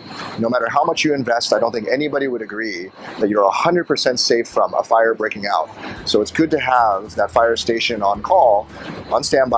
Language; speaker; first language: English; native; English